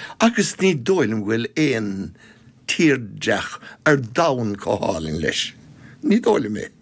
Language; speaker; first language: Irish; non-native, local second language; English